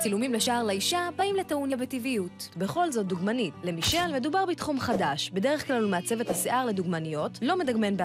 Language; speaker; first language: Hebrew; native; Hebrew